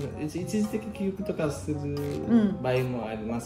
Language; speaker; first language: Japanese; non-native, fluent; Nepali